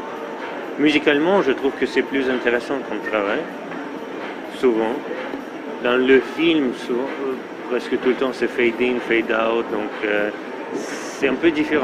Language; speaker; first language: French; non-native, fluent; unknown